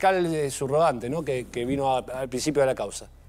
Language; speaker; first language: Spanish; native; Spanish